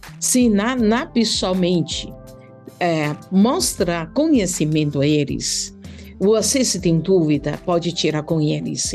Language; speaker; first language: Portuguese; non-native, learner; Chinese